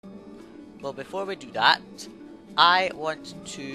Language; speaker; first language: English; native; English